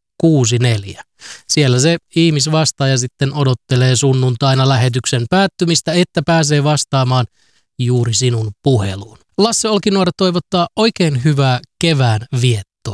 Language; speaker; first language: Finnish; native; Finnish